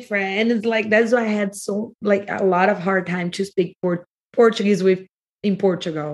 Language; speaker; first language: English; non-native, fluent; Portuguese